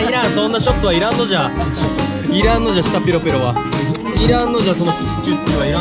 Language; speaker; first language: Japanese; native; Japanese